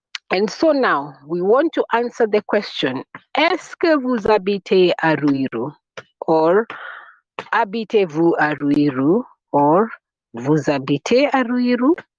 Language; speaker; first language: French; non-native, fluent; Swahili